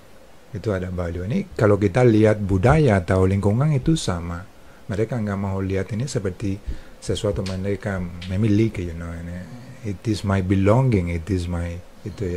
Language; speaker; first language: Indonesian; non-native, fluent; Spanish